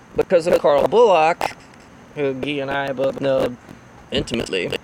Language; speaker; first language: English; native; English